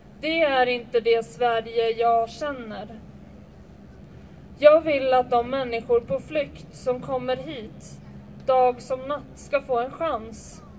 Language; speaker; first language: Swedish; early bilingual, other home language; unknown